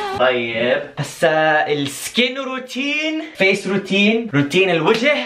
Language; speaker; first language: Arabic; non-native, fluent; English